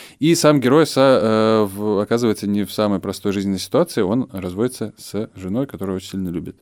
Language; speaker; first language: Russian; native; Russian